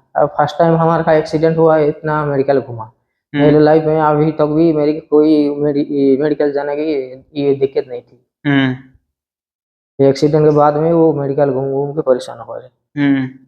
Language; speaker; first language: Hindi; non-native, local second language; Odia